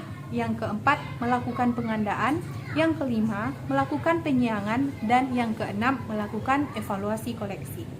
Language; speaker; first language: Indonesian; native; Indonesian